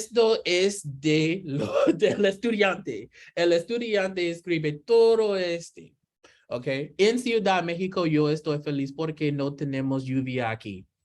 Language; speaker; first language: Spanish; non-native, learner; English